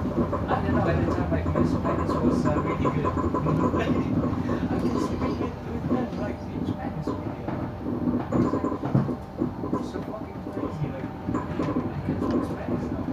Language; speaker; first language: English; non-native, fluent; Indonesian